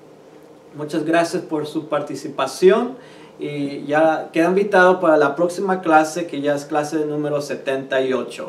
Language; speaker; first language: Spanish; early bilingual, heritage; Spanish